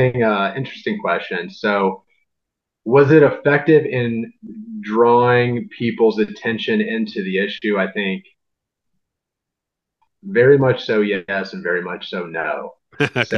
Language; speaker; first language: English; native; English